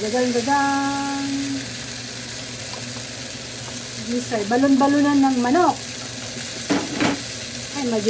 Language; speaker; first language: Japanese; non-native, learner; Cebuano